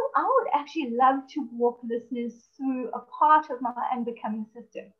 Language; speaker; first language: English; native; English